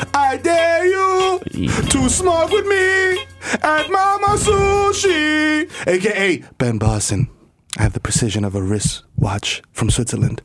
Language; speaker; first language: English; early bilingual, other home language; Spanish